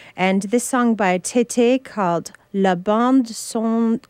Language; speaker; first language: English; native; English